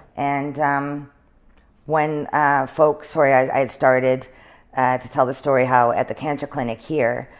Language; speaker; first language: English; native; English